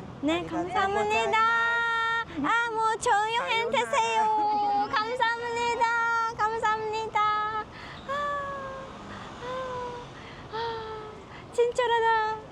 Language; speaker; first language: Korean; non-native, learner; Japanese